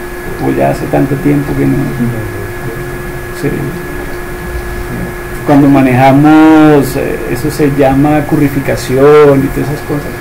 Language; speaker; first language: Spanish; native; Spanish